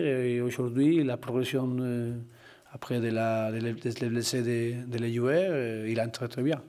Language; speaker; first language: French; non-native, learner; Spanish